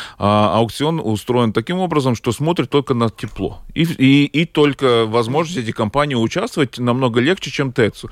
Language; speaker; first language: Russian; non-native, local second language; Latvian